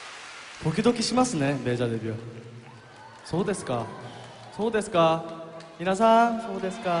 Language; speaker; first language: Japanese; non-native, fluent; Korean